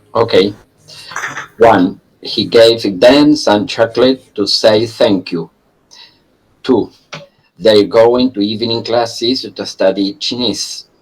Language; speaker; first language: English; non-native, learner; Spanish